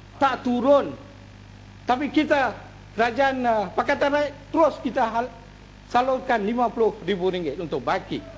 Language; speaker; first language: Malay; non-native, local second language; Tamil